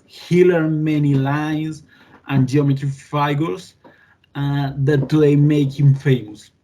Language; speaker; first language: English; non-native, learner; Spanish